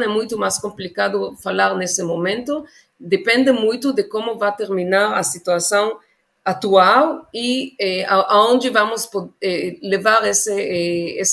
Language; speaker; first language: Portuguese; non-native, fluent; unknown